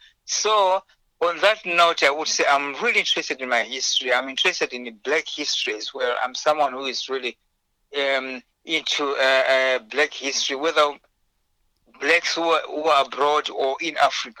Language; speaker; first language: English; non-native, local second language; Shona